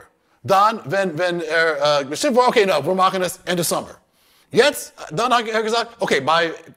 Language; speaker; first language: German; non-native, learner; English